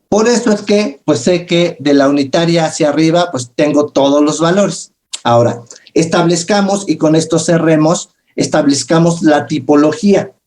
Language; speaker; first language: Spanish; native; Spanish